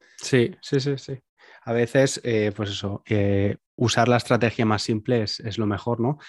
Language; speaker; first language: Spanish; native; Spanish